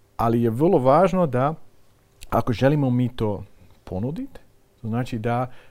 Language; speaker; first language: Croatian; non-native, fluent; Dutch